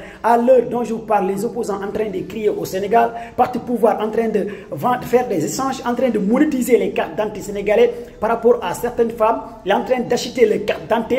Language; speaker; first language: French; non-native, local second language; Wolof